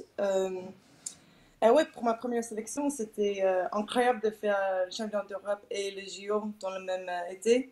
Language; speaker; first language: French; non-native, fluent; English